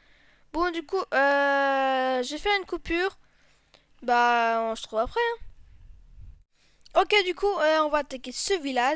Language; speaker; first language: French; native; French